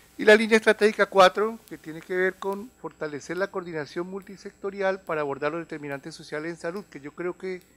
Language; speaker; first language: Spanish; native; Spanish